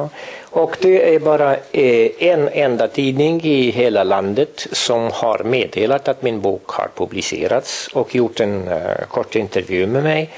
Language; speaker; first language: Swedish; non-native, fluent; Estonian